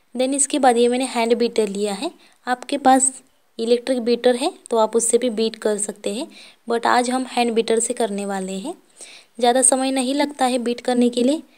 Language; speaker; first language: Hindi; non-native, local second language; Marathi